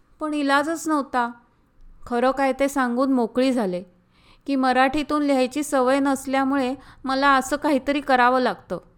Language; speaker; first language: Marathi; early bilingual, heritage; Marathi